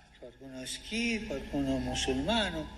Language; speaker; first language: Italian; early bilingual, heritage; Spanish